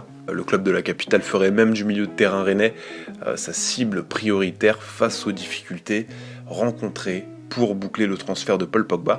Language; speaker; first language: French; native; French